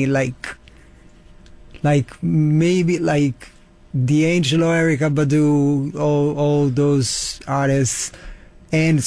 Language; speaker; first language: English; non-native, fluent; Italian